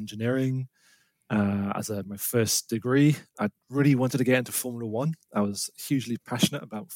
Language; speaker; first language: English; native; English